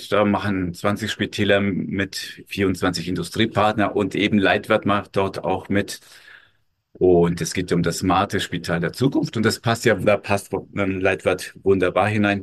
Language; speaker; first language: German; native; German